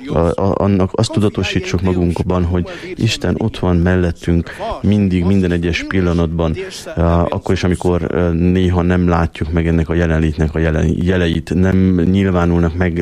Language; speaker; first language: Hungarian; native; Hungarian